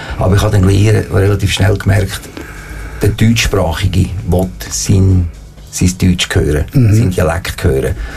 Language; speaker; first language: German; non-native, fluent; Italian